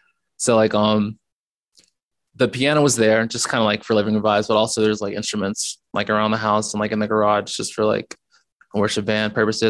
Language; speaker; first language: English; native; English